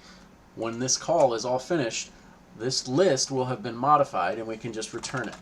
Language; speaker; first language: English; native; English